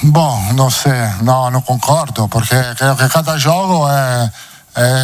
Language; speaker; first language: Portuguese; non-native, fluent; Italian